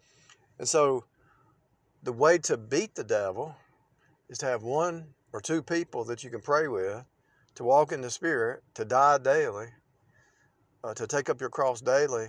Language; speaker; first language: English; native; English